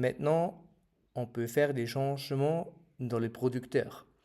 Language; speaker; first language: French; non-native, fluent; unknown